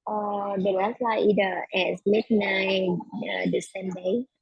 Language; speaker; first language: English; non-native, learner; Vietnamese